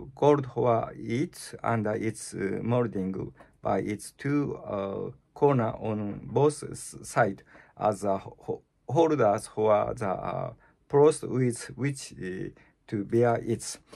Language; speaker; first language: English; non-native, learner; Japanese